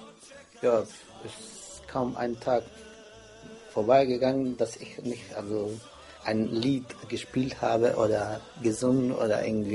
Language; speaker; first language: German; non-native, fluent; Croatian